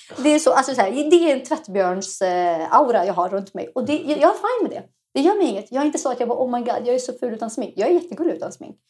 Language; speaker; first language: Swedish; early bilingual, other home language; Arabic